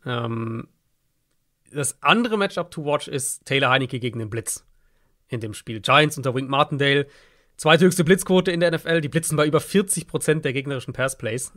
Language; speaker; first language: German; native; German